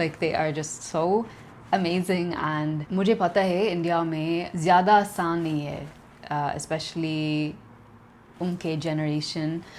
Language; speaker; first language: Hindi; non-native, learner; English